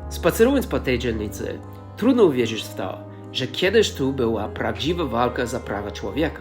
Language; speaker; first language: Polish; non-native, fluent; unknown